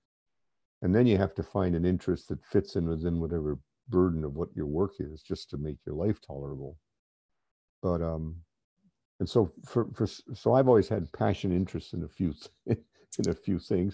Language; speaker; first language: English; native; English